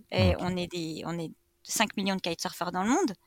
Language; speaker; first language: French; native; French